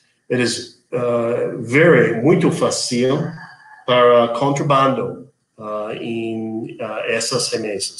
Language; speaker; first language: Portuguese; non-native, learner; English